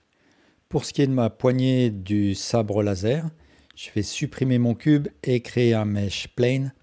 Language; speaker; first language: French; native; French